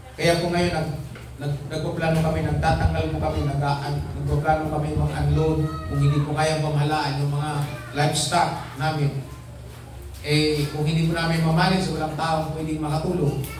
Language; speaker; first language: Filipino; non-native, local second language; Bikol